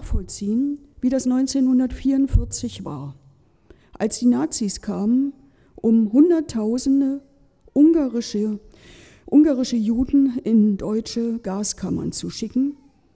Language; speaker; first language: German; native; German